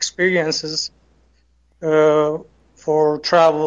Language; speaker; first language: English; non-native, learner; Kurdish